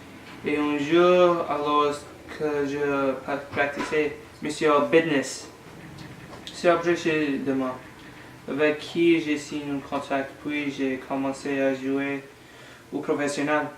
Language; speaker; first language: French; non-native, learner; English